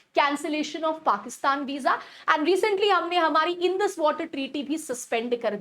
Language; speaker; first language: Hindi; native; Hindi